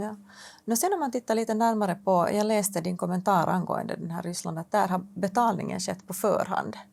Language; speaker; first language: Swedish; native; Swedish